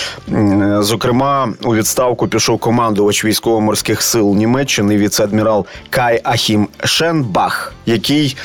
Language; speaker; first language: Ukrainian; native; Ukrainian